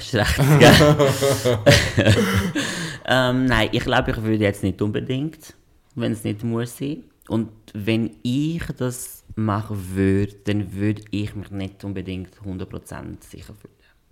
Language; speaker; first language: German; non-native, fluent; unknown